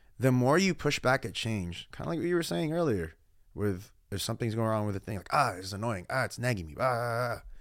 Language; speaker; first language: English; early bilingual, other home language; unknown